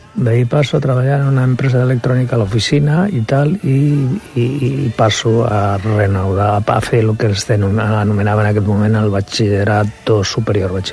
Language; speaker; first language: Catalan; non-native, local second language; Spanish